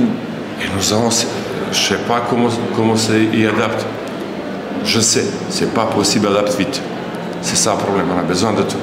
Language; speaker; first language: French; non-native, learner; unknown